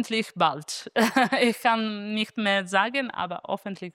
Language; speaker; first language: German; non-native, learner; Italian